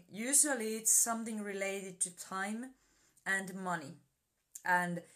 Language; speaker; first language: English; non-native, fluent; Finnish